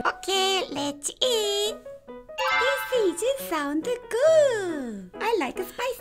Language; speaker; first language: English; non-native, learner; Korean